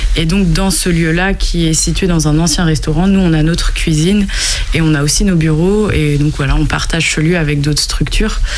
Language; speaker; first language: French; native; French